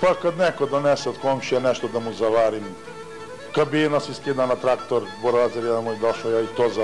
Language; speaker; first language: Bosnian; native; Bosnian